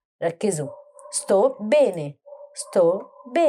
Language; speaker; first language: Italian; non-native, learner; Arabic